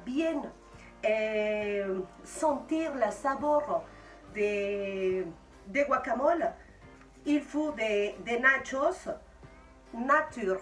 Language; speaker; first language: French; non-native, fluent; Spanish